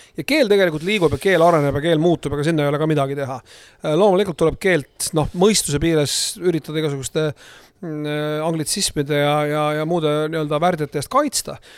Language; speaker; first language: Estonian; native; Estonian